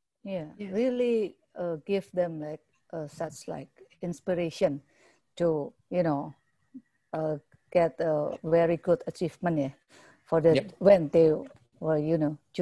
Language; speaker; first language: English; non-native, learner; Indonesian